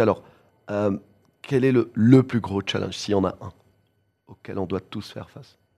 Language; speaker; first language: French; non-native, local second language; Arabic